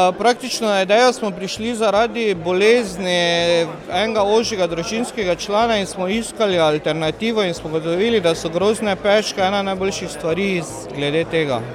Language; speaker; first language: Slovenian; native; Slovenian